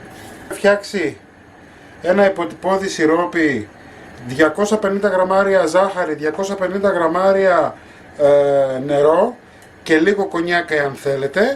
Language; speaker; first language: Greek; native; Greek